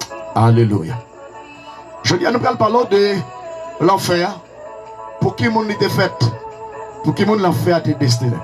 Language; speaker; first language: French; non-native, local second language; Haitian Creole